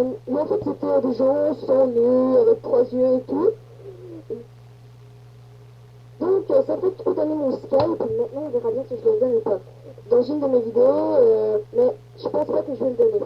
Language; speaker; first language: French; native; French